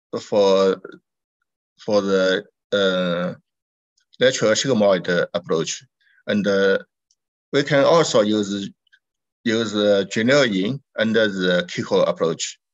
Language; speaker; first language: English; non-native, learner; Chinese